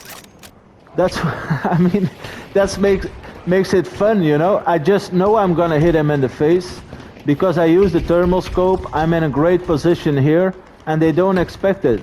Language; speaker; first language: English; non-native, fluent; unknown